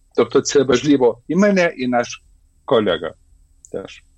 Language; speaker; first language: Ukrainian; non-native, learner; Lithuanian